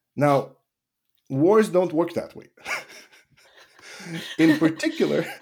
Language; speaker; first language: English; non-native, fluent; Russian